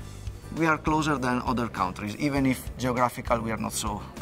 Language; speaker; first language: English; non-native, fluent; Italian